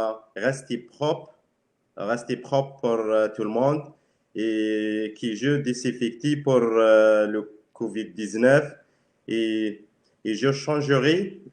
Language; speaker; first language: French; non-native, learner; Spanish